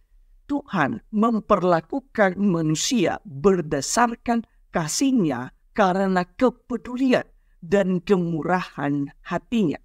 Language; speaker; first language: Indonesian; native; Indonesian